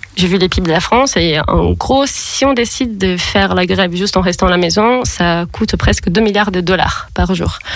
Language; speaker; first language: French; non-native, fluent; Portuguese